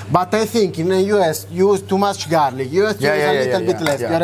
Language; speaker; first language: English; non-native, fluent; Italian